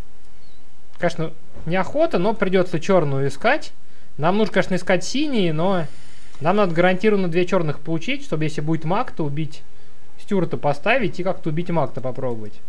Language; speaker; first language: Russian; native; Russian